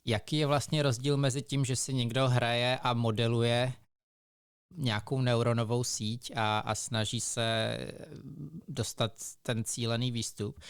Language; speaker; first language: Czech; native; Czech